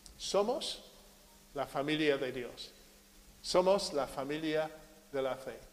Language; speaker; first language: Spanish; non-native, fluent; English